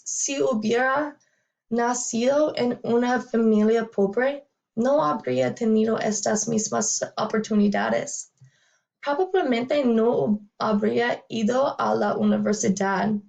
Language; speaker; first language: Spanish; non-native, learner; English